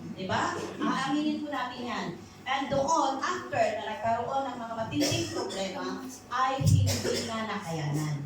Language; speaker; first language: Filipino; non-native, local second language; Iloko